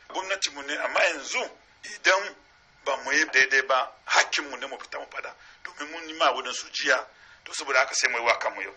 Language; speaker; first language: Hausa; non-native, local second language; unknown